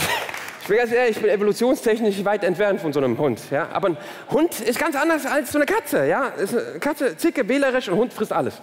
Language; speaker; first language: German; early bilingual, other home language; Turkish